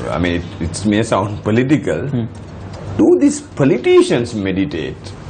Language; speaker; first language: English; non-native, local second language; Sinhala